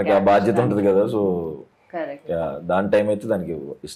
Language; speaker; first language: Telugu; native; Telugu